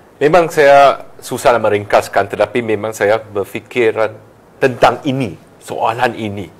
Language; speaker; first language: Malay; non-native, local second language; Chinese